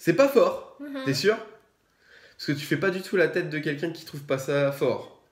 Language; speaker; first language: French; native; French